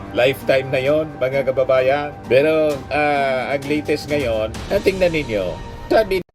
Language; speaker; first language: Filipino; non-native, local second language; Bikol